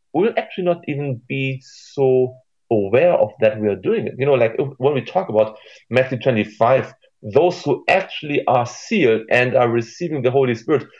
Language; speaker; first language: English; non-native, fluent; German